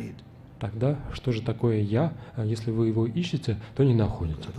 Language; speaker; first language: Russian; native; Russian